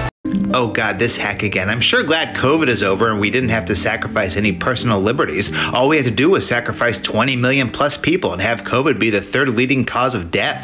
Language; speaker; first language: English; native; English